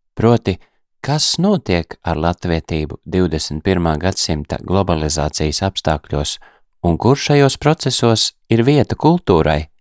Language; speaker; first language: Latvian; native; Latvian